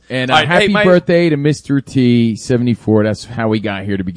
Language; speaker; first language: English; native; English